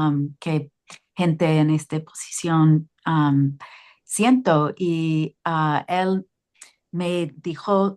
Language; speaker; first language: Spanish; non-native, learner; English